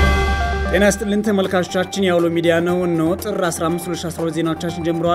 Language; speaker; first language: Amharic; native; Amharic